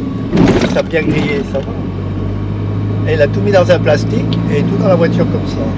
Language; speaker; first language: French; native; French